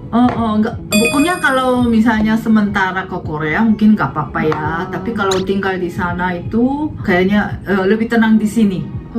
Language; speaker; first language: Indonesian; non-native, fluent; Korean